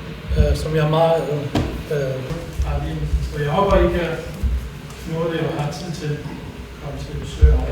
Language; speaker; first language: Danish; non-native, fluent; Central Kurdish